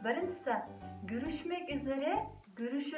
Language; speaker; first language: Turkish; non-native, fluent; Kazakh